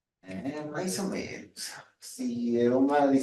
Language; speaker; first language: Portuguese; non-native, fluent; Spanish